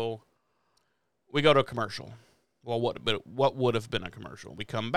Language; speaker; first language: English; native; English